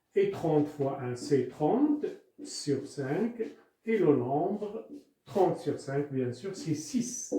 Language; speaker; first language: French; non-native, local second language; Arabic